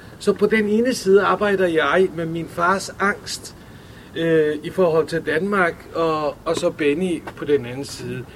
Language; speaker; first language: Danish; early bilingual, other home language; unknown